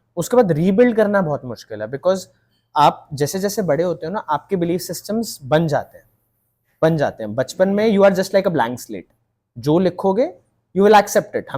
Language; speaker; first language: Hindi; native; Hindi